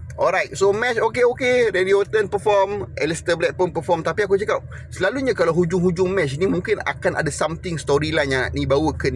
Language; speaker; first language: Malay; native; Malay